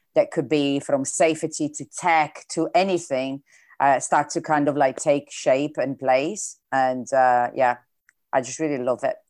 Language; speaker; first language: English; non-native, fluent; Italian